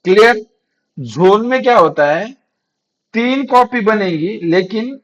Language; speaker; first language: Hindi; non-native, local second language; Marathi